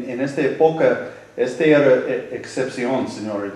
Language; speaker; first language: Spanish; non-native, learner; English